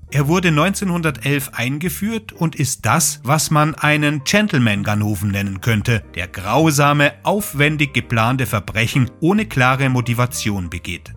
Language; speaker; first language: German; native; German